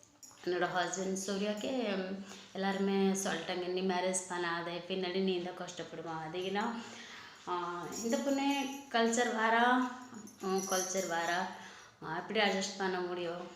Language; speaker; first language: Tamil; non-native, local second language; Odia